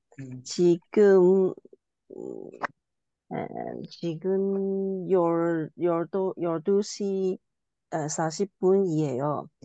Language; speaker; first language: Korean; non-native, learner; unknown